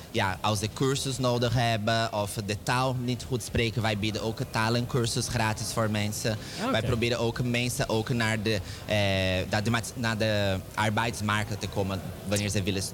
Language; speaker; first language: Dutch; non-native, learner; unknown